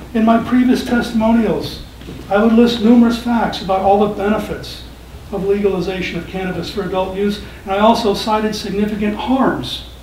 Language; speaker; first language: English; native; English